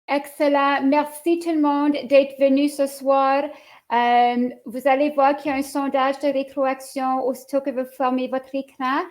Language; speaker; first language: French; native; French